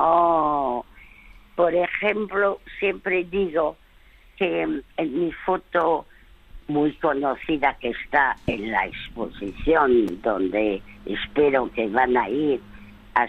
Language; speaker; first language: Spanish; non-native, fluent; French